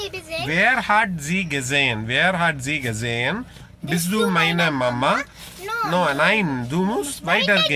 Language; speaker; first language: German; non-native, learner; Tamil